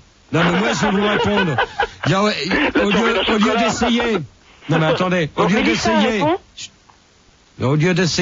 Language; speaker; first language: French; native; French